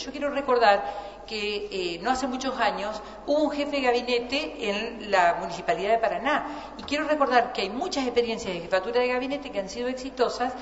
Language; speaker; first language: Spanish; native; Spanish